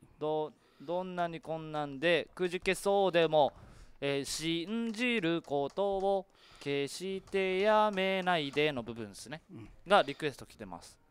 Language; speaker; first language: Japanese; native; Japanese